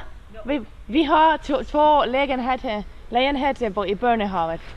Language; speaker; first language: Swedish; non-native, learner; Finnish